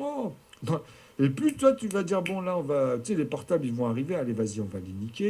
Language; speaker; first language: French; native; French